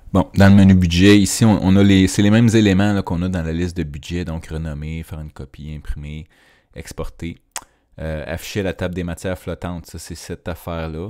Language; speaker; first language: French; native; French